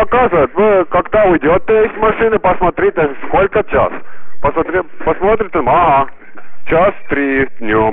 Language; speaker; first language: Russian; non-native, local second language; Estonian